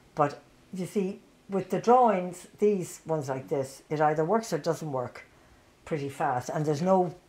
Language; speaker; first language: English; native; English